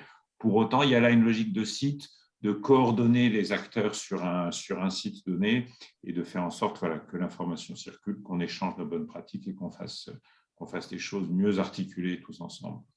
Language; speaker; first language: French; native; French